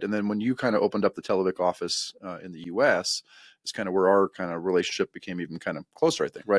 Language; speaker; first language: English; native; English